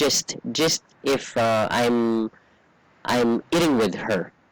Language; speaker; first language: English; non-native, fluent; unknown